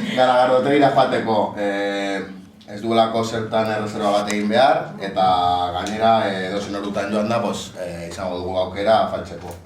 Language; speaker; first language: Basque; non-native, local second language; Spanish